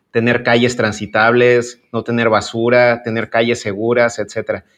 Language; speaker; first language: Spanish; native; Spanish